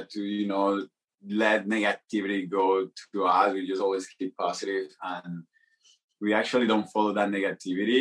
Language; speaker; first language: English; non-native, fluent; Spanish